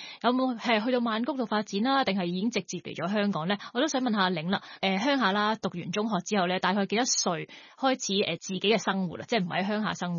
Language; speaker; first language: Cantonese; native; Cantonese